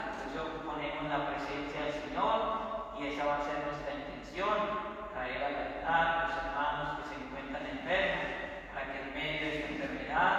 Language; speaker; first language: Spanish; native; Spanish